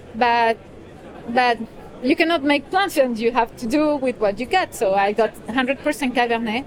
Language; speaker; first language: English; non-native, fluent; Spanish